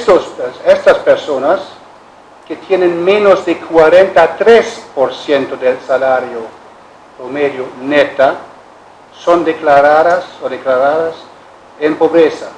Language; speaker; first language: Spanish; non-native, learner; German